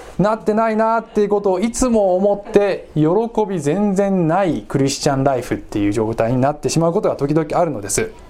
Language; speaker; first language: Japanese; native; Japanese